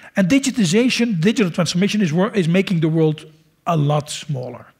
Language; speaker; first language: English; non-native, fluent; Dutch